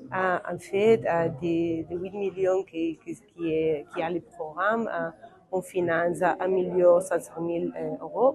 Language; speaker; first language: French; non-native, fluent; Catalan